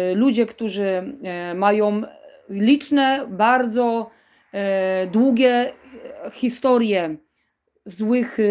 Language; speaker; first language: Polish; native; Polish